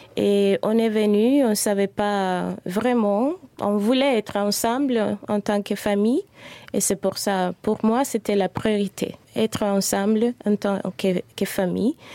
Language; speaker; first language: French; non-native, fluent; Spanish